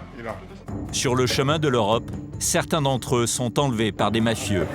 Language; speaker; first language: French; native; French